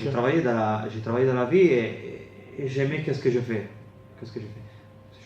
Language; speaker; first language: French; non-native, fluent; Italian